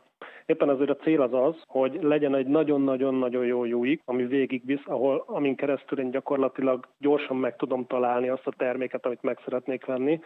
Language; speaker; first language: Hungarian; native; Hungarian